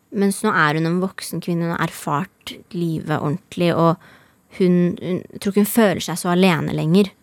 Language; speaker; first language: Norwegian; early bilingual, other home language; Persian